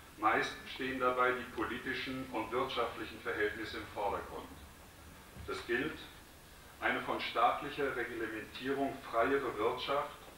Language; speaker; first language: German; native; German